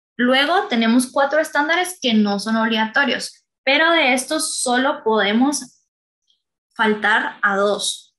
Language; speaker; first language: Spanish; native; Spanish